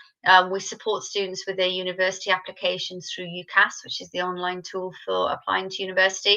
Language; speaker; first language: English; native; English